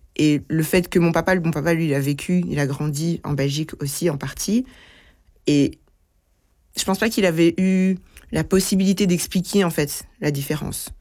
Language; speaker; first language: French; early bilingual, other home language; Lingala